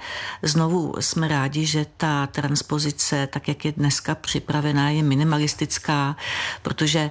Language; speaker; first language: Czech; native; Czech